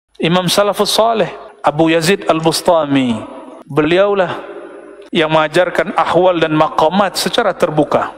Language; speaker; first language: Malay; non-native, local second language; Minangkabau